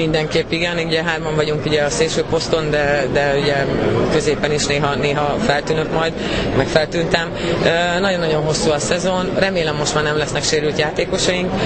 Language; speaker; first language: Hungarian; native; Hungarian